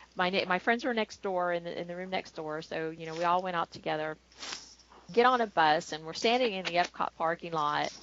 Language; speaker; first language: English; native; English